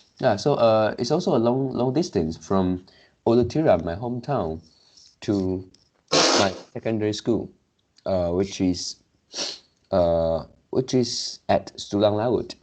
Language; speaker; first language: English; non-native, local second language; Chinese